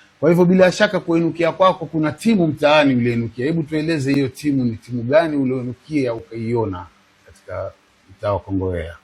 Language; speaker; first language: Swahili; native; Swahili